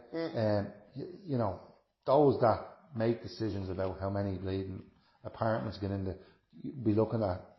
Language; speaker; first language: English; native; English